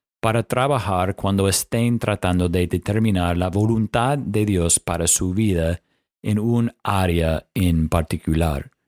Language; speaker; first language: Spanish; non-native, fluent; English